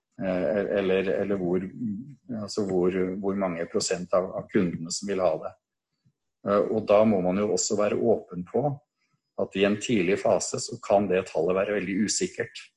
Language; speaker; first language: Norwegian; native; Norwegian